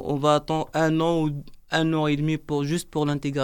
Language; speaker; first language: French; non-native, learner; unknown